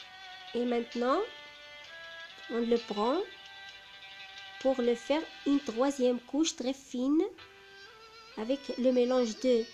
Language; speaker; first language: French; non-native, local second language; Arabic